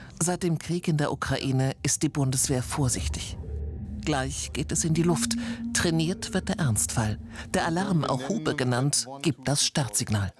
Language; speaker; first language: German; native; German